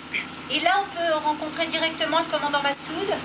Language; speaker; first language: French; native; French